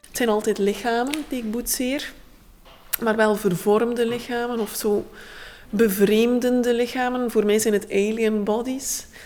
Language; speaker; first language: Dutch; native; Dutch